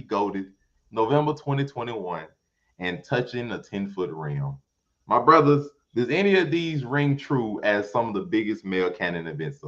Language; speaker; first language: English; native; English